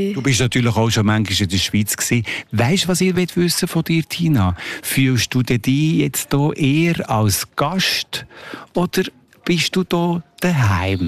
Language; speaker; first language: German; native; German